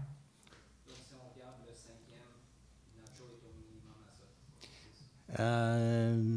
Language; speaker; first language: French; native; French